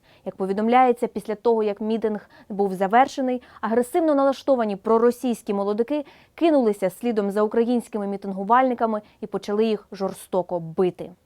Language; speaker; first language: Ukrainian; native; Ukrainian